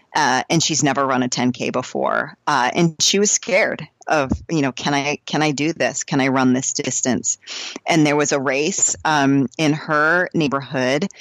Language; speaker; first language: English; native; English